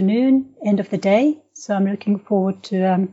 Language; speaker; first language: English; non-native, fluent; Finnish